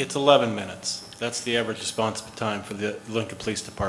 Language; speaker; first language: English; native; English